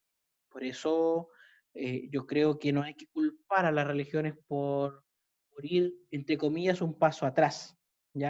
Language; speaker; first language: Spanish; native; Spanish